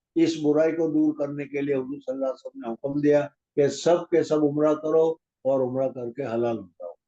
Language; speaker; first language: Urdu; non-native, local second language; Gujarati